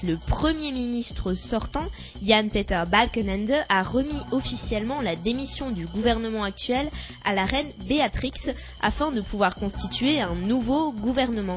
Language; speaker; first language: French; native; French